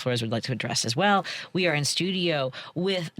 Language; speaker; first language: English; native; English